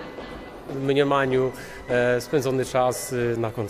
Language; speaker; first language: Polish; native; Polish